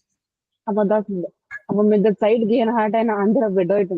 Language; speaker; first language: German; non-native, learner; Hindi